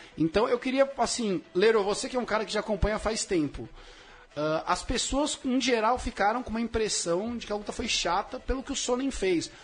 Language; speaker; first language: Portuguese; native; Portuguese